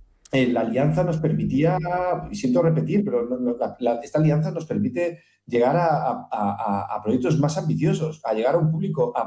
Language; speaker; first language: Spanish; native; Spanish